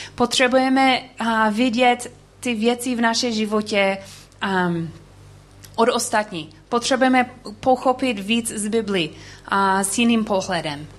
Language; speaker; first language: Czech; non-native, learner; English